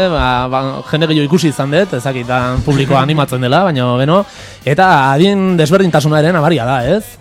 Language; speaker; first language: Basque; native; Basque